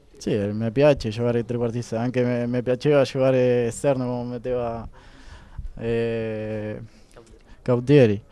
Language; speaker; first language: Italian; non-native, fluent; Spanish